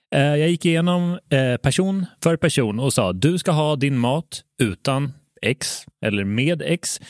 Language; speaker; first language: Swedish; native; Swedish